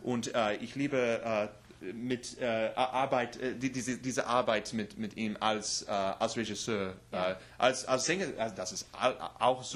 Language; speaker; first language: German; non-native, learner; English